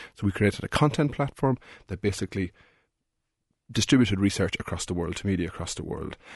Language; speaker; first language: English; native; English